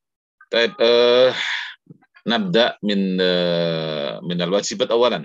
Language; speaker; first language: Arabic; non-native, fluent; Indonesian